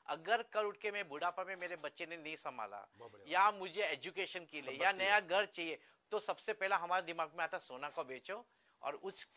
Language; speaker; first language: Hindi; non-native, local second language; Gujarati